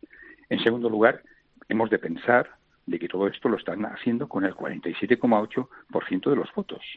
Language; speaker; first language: Spanish; non-native, local second language; Catalan